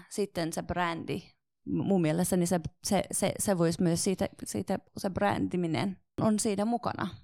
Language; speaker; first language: Finnish; non-native, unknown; Persian